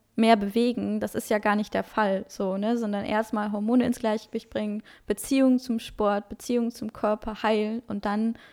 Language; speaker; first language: German; non-native, local second language; Luxembourgish